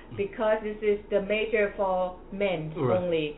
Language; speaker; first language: English; non-native, fluent; Thai